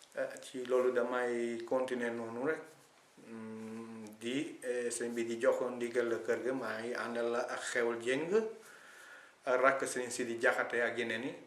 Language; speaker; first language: Wolof; non-native, fluent; Italian